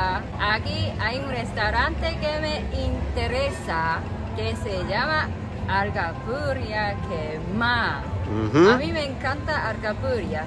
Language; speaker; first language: Spanish; non-native, learner; Japanese